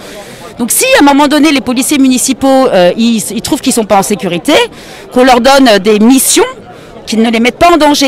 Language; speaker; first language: French; native; French